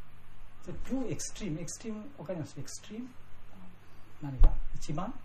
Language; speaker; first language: Japanese; non-native, learner; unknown